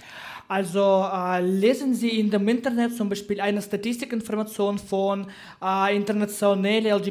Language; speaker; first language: German; non-native, learner; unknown